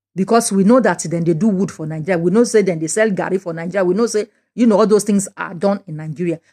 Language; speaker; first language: English; non-native, local second language; Yoruba